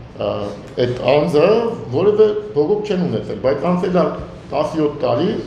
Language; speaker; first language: Armenian; native; Armenian